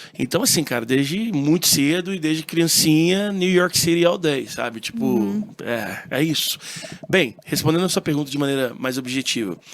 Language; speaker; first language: Portuguese; early bilingual, heritage; Portuguese